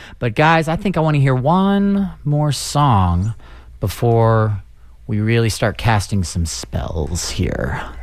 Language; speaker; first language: English; native; English